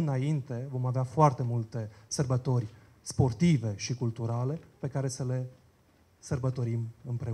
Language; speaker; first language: Romanian; native; Romanian